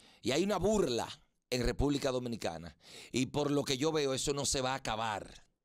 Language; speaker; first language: Spanish; native; Spanish